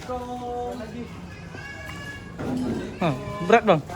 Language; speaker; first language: Indonesian; native; Indonesian